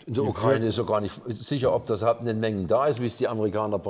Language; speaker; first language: German; native; German